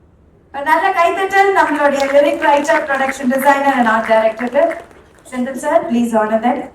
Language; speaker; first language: Tamil; native; Tamil